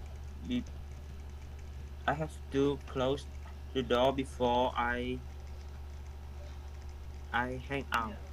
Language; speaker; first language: English; non-native, learner; Vietnamese